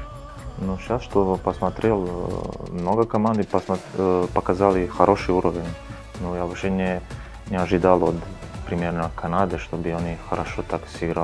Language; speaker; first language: Russian; non-native, fluent; Serbian